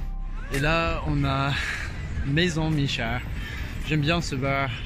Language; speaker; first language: French; non-native, fluent; English